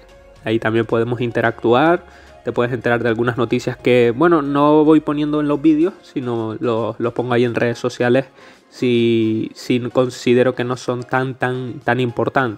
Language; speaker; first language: Spanish; native; Spanish